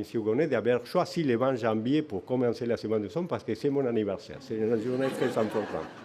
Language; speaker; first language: French; non-native, fluent; Spanish